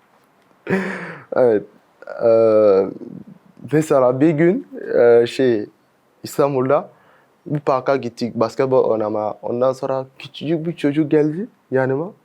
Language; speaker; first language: Turkish; non-native, fluent; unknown